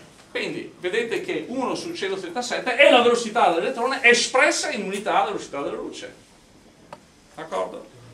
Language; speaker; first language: Italian; non-native, fluent; English